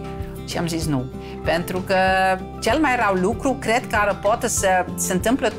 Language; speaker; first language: Romanian; non-native, fluent; Dutch